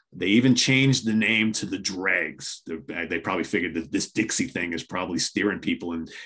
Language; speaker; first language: English; native; English